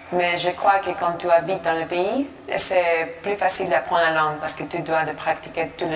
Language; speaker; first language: French; non-native, learner; Spanish